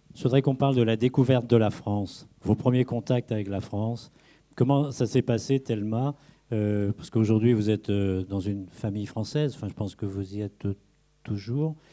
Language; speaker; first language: French; native; French